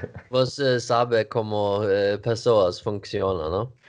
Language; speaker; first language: Portuguese; non-native, learner; Swedish